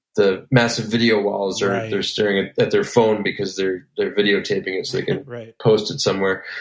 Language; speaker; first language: English; native; English